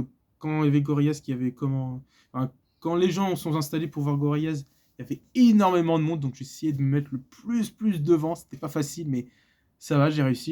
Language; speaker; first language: French; native; French